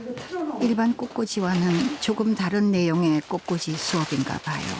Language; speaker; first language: Korean; native; Korean